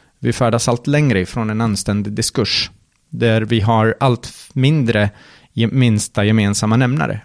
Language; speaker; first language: Swedish; early bilingual, other home language; Serbian